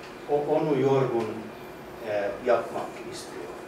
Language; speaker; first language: Turkish; non-native, learner; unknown